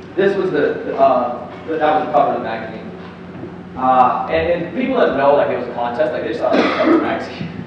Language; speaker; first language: English; native; English